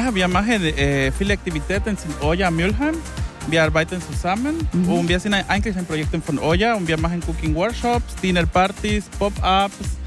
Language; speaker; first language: German; non-native, learner; Spanish